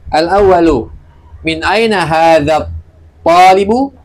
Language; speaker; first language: Arabic; non-native, learner; Indonesian